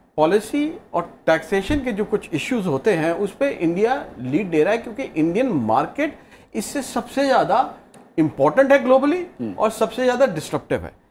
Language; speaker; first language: Hindi; native; Hindi